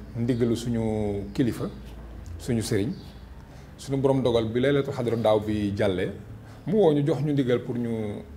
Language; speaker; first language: Wolof; native; Wolof